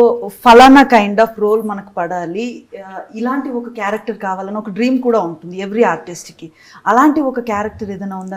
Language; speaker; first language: Telugu; native; Telugu